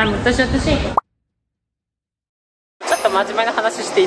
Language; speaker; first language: Japanese; native; Japanese